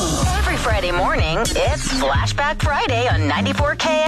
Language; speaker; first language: English; native; English